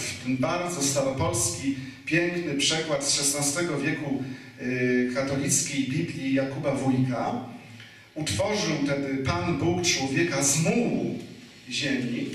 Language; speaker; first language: Polish; native; Polish